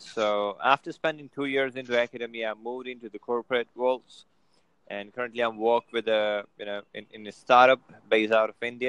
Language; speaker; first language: English; non-native, local second language; Gujarati